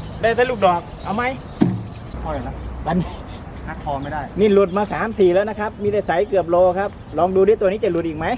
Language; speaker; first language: Thai; non-native, local second language; Northeastern Thai